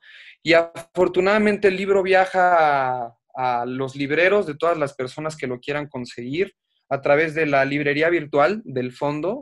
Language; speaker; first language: Spanish; native; Spanish